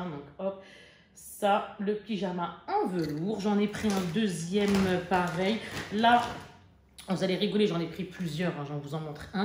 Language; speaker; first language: French; native; French